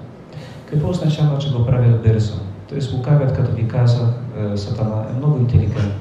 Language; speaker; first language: Bulgarian; non-native, fluent; Polish